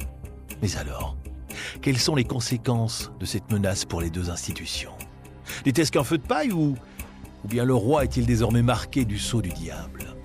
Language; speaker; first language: French; native; French